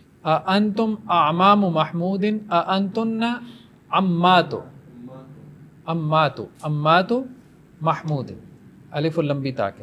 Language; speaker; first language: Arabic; non-native, fluent; Urdu